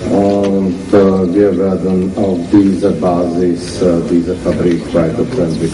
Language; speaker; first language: German; non-native, learner; Slovak